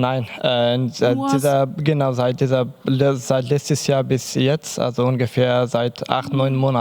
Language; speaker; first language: German; non-native, learner; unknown